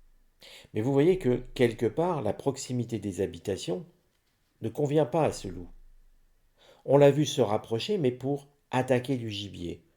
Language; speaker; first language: French; native; French